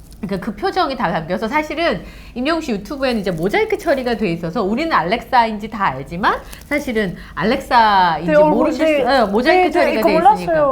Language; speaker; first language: Korean; native; Korean